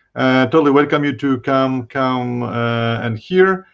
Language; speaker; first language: English; non-native, fluent; Polish